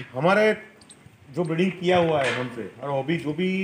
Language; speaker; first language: Hindi; non-native, local second language; Gujarati